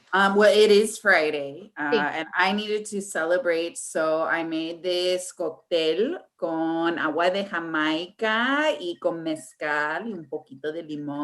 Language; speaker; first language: Spanish; early bilingual, heritage; English